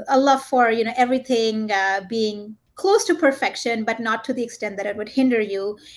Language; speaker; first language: English; early bilingual, heritage; German